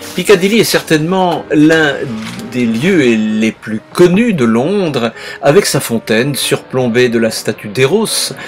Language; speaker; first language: French; native; French